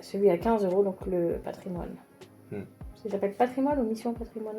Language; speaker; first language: French; native; French